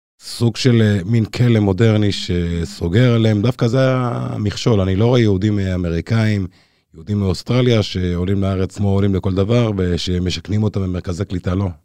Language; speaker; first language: Hebrew; early bilingual, other home language; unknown